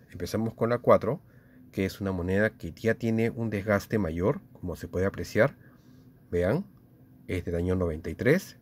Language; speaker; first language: Spanish; native; Spanish